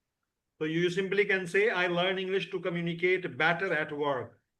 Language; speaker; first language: English; non-native, fluent; Urdu